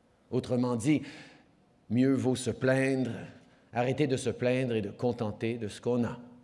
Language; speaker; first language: French; early bilingual, heritage; French